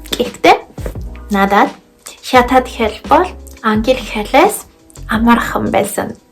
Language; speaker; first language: Mongolian; non-native, learner; Spanish